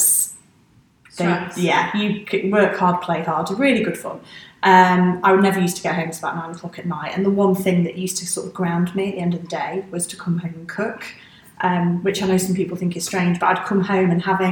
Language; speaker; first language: English; native; English